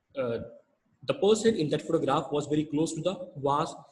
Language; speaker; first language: English; non-native, local second language; Hindi